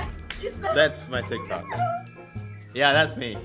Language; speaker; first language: English; non-native, fluent; Indonesian